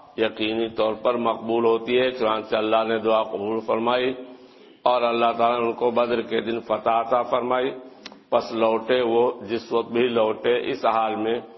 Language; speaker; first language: Urdu; native; Urdu